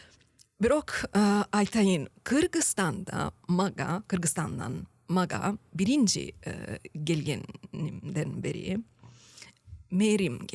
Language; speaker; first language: Kyrgyz; non-native, learner; Italian